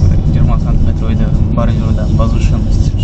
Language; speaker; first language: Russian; non-native, local second language; Kyrgyz